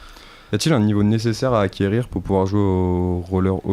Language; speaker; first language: French; native; French